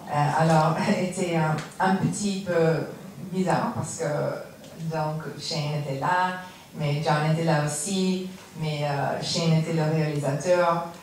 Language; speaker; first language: French; non-native, learner; English